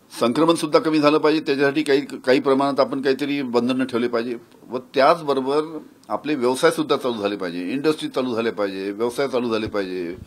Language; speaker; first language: Marathi; native; Marathi